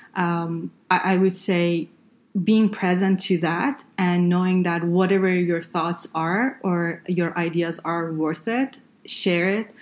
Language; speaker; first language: English; non-native, fluent; Persian